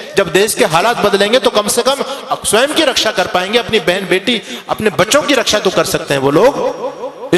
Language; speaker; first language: Hindi; native; Hindi